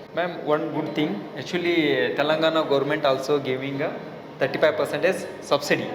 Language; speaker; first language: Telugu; non-native, local second language; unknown